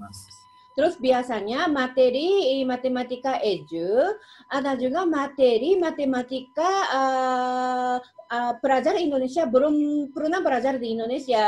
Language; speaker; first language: Indonesian; non-native, fluent; Japanese